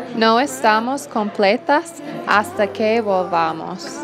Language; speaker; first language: Spanish; non-native, fluent; English